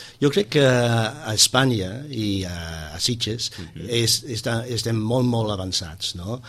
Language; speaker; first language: Catalan; non-native, fluent; English